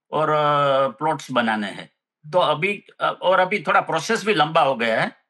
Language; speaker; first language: Hindi; non-native, local second language; Gujarati